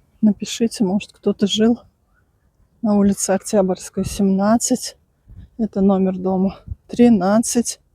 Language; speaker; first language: Russian; native; Russian